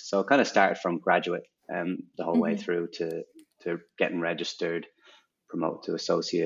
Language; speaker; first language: English; native; English